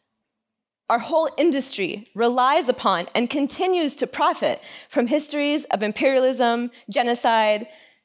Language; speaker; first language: English; native; English